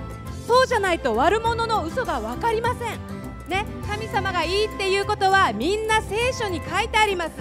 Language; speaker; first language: Japanese; native; Japanese